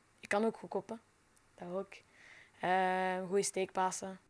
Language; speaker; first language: Dutch; non-native, local second language; French